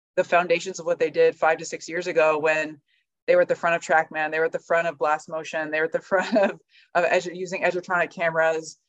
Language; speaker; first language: English; native; English